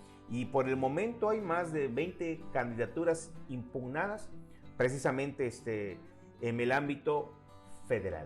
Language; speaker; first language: Spanish; native; Spanish